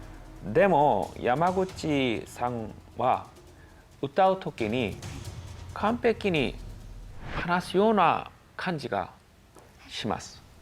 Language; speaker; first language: Japanese; non-native, fluent; Korean